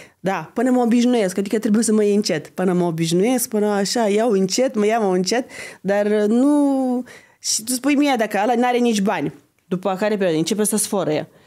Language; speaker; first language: Romanian; non-native, fluent; Lithuanian